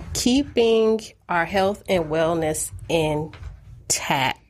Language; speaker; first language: English; native; English